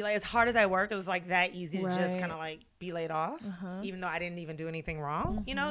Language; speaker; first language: English; native; English